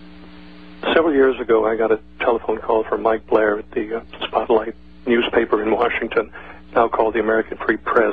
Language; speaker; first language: English; native; English